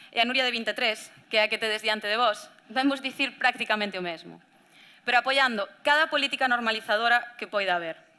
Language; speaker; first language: Galician; native; Galician